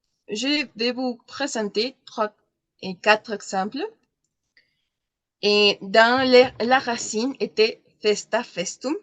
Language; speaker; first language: French; non-native, learner; Spanish